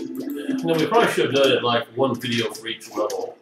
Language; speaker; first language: English; native; English